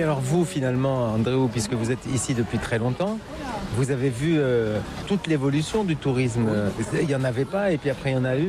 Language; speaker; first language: French; native; French